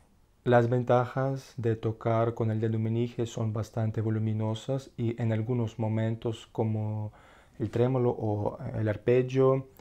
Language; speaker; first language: Spanish; non-native, learner; Russian